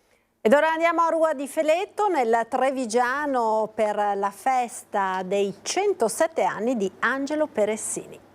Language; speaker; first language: Italian; native; Italian